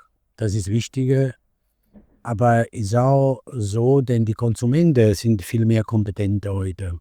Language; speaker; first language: German; non-native, fluent; Italian